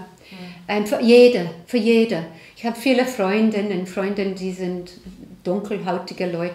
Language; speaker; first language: German; non-native, learner; English